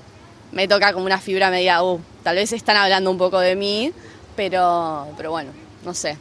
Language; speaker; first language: Spanish; early bilingual, other home language; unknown